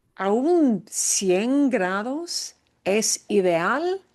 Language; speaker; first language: Spanish; non-native, fluent; English